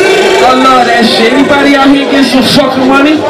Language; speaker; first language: English; native; English